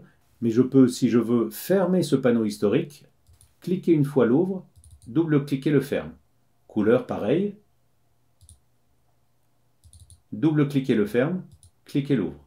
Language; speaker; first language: French; native; French